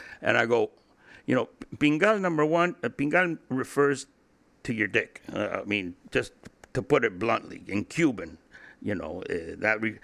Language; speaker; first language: English; early bilingual, other home language; Spanish